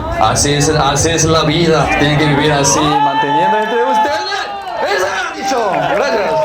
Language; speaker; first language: Spanish; non-native, fluent; Korean